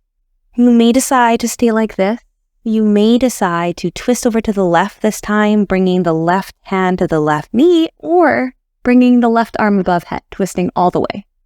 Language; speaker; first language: English; native; English